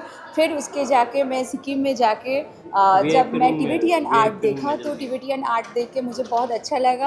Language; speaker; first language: Hindi; non-native, local second language; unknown